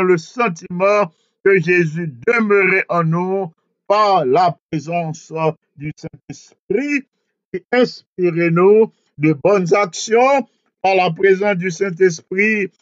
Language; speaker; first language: French; non-native, local second language; Haitian Creole